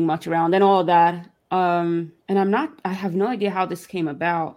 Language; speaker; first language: English; early bilingual, other home language; Yiddish